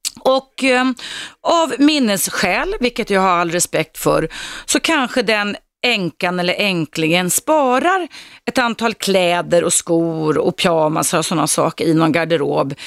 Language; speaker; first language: Swedish; native; Swedish